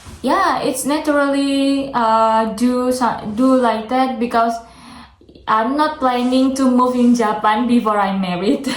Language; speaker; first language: English; non-native, learner; Indonesian